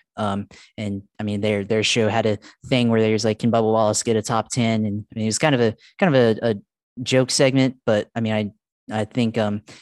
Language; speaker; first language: English; early bilingual, other home language; Filipino